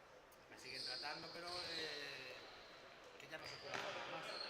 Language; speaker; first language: Spanish; native; Spanish